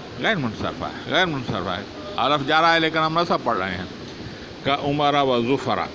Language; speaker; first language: Urdu; non-native, local second language; Sindhi